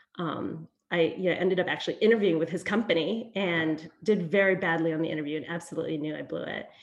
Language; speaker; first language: English; early bilingual, other home language; Vietnamese